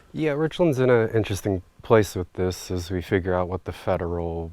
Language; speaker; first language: English; native; English